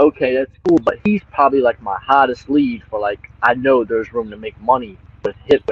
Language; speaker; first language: English; native; English